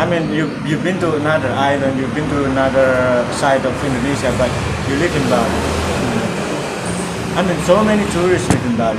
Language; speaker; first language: English; non-native, learner; Indonesian